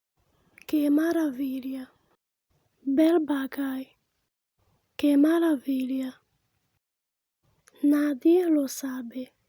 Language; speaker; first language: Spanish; non-native, fluent; Haitian Creole